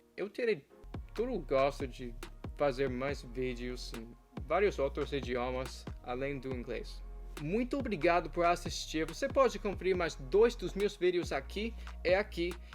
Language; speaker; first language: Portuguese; non-native, fluent; English